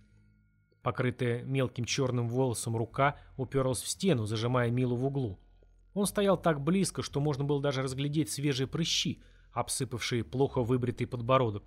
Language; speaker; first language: Russian; native; Russian